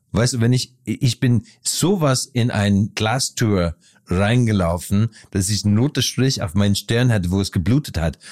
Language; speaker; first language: German; non-native, fluent; English